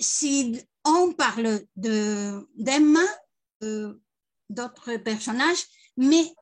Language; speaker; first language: French; non-native, learner; Spanish